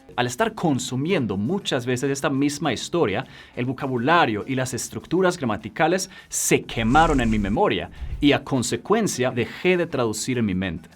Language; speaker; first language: Spanish; non-native, fluent; English